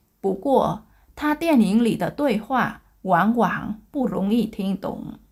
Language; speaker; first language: Chinese; non-native, learner; Vietnamese